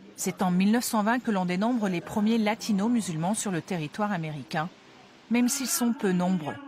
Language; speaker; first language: French; native; French